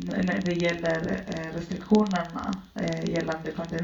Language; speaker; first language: Swedish; early bilingual, other home language; Spanish